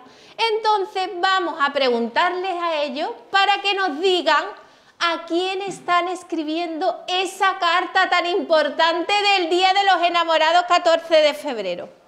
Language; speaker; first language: Spanish; native; Spanish